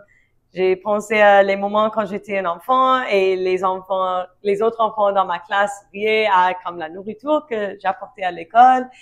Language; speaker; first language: French; non-native, learner; English